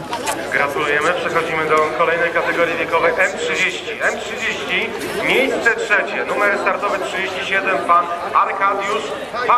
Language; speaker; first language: Polish; native; Polish